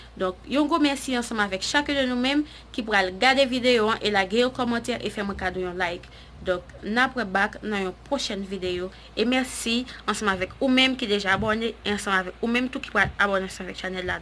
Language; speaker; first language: French; non-native, learner; Haitian Creole